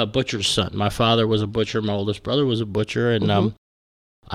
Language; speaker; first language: English; native; English